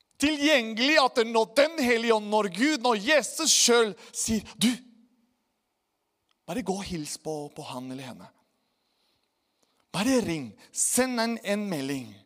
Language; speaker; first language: Norwegian; non-native, fluent; Spanish